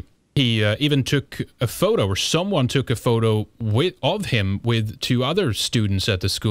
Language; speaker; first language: English; non-native, fluent; Swedish